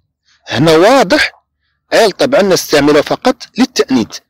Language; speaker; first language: Arabic; native; Arabic